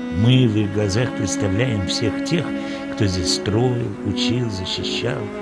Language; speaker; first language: Russian; native; Russian